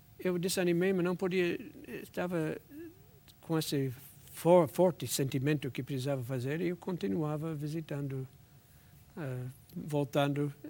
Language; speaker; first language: Portuguese; non-native, fluent; English